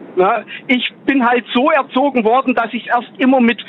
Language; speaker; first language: German; native; German